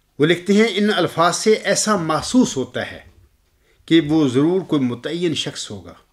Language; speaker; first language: Urdu; native; Urdu